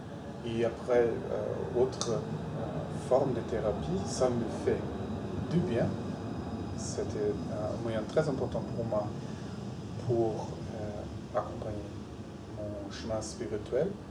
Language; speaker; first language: French; non-native, fluent; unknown